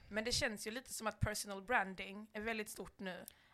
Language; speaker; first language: Swedish; native; Swedish